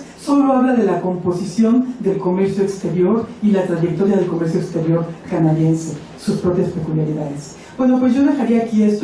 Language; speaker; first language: Spanish; native; Spanish